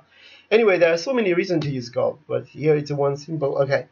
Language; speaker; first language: English; non-native, fluent; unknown